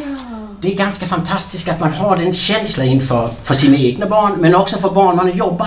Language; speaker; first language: Swedish; non-native, fluent; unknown